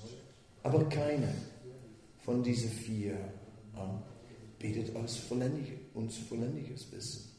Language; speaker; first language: German; non-native, fluent; Dutch